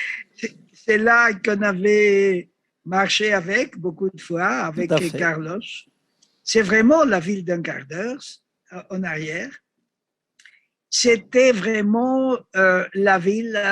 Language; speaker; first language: French; non-native, learner; Greek